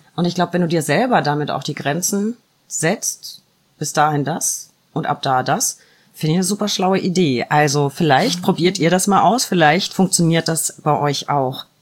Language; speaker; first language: German; native; German